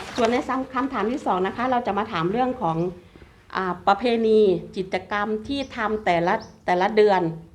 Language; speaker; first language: Thai; native; Thai